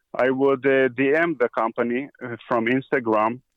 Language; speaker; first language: English; early bilingual, heritage; Hebrew